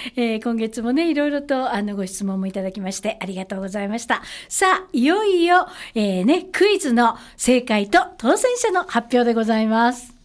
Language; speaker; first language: Japanese; native; Japanese